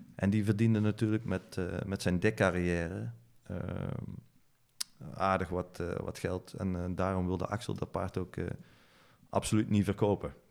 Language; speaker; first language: Dutch; native; Dutch